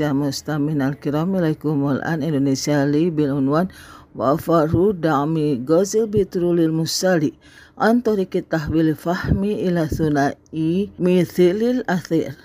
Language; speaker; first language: Arabic; non-native, fluent; Indonesian